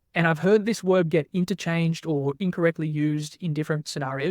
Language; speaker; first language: English; native; English